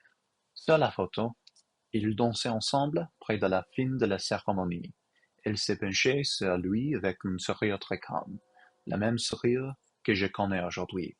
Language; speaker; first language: French; non-native, learner; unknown